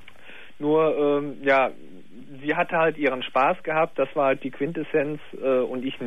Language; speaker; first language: German; native; German